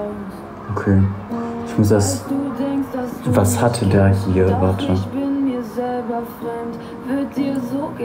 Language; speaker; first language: German; non-native, fluent; Polish